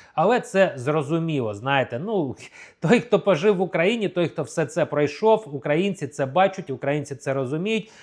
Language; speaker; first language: Ukrainian; native; Ukrainian